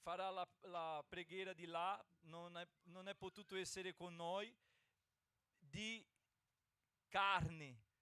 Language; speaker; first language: Italian; non-native, fluent; Portuguese